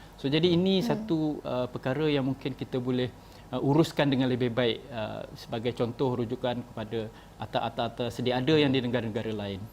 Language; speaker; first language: Malay; native; Malay